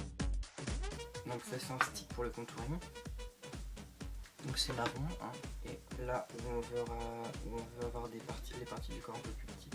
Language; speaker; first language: French; native; French